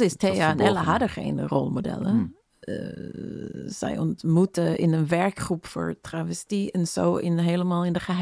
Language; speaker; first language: Dutch; non-native, fluent; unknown